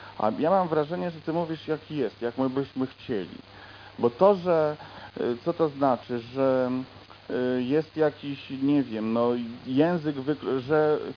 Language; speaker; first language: Polish; native; Polish